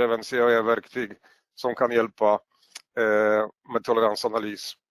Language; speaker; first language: Swedish; non-native, fluent; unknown